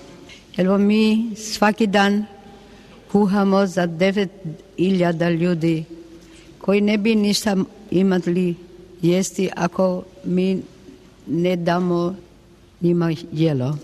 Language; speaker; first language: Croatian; non-native, local second language; Albanian